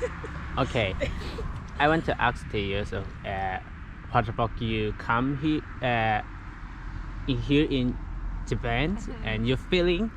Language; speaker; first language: English; non-native, learner; Japanese